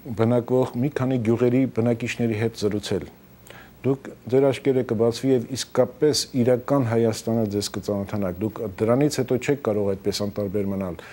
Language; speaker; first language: Armenian; early bilingual, heritage; Armenian